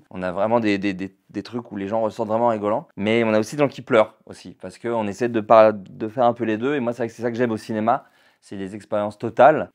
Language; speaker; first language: French; native; French